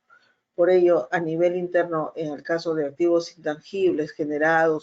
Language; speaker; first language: Spanish; native; Spanish